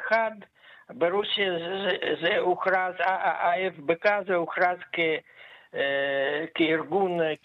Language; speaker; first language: Hebrew; non-native, fluent; Russian